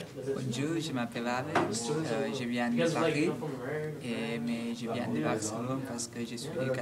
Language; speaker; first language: French; non-native, learner; Catalan